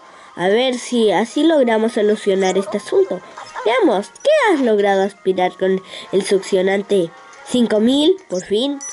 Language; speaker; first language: Spanish; native; Spanish